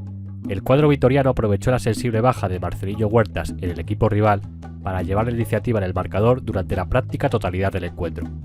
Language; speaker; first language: Spanish; native; Spanish